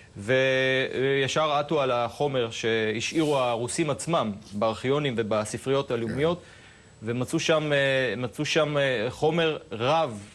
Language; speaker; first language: Hebrew; non-native, local second language; Adyghe